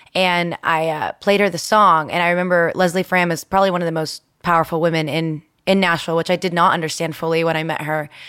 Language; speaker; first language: English; early bilingual, other home language; Spanish